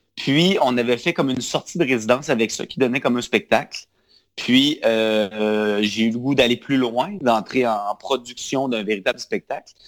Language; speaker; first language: French; native; French